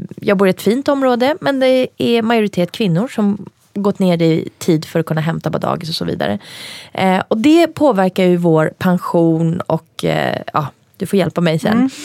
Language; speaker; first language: Swedish; early bilingual, other home language; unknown